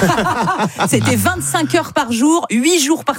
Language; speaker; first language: French; native; French